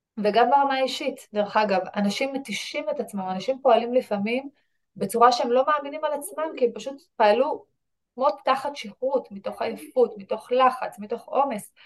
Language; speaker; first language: Hebrew; native; Hebrew